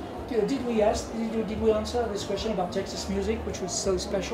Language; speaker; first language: English; non-native, fluent; French